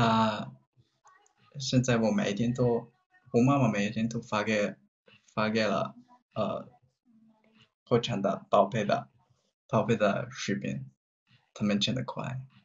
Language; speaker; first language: Chinese; non-native, learner; Japanese